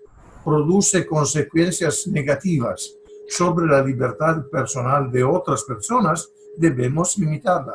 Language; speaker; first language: Spanish; non-native, fluent; Italian